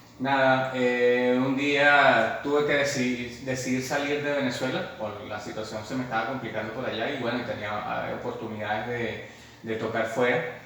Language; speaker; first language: Spanish; native; Spanish